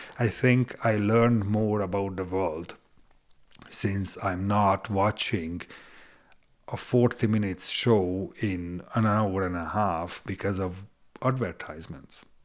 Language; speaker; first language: English; non-native, fluent; Hungarian